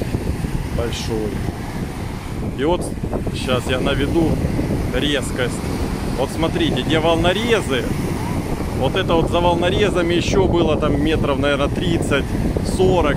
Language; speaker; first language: Russian; native; Russian